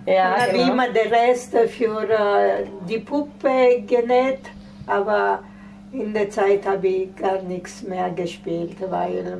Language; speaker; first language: German; non-native, fluent; Italian